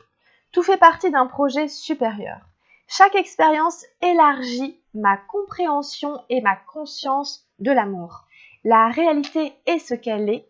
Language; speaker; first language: French; native; French